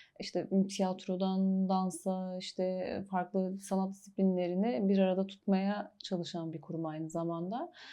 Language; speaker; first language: Turkish; native; Turkish